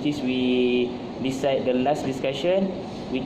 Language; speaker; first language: English; non-native, local second language; Malay